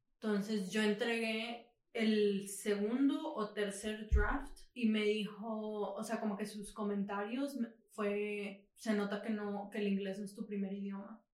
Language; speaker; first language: Spanish; native; Spanish